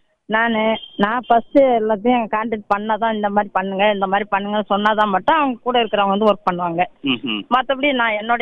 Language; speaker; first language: Tamil; native; Tamil